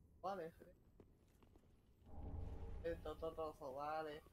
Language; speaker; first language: Spanish; native; Spanish